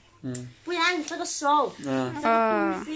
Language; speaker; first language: Chinese; non-native, learner; Nepali